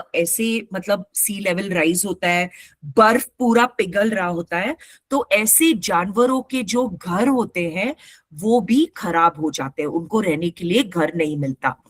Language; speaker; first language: Hindi; non-native, local second language; Marathi